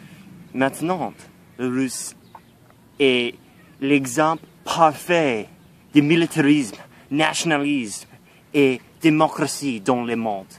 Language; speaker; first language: French; non-native, learner; English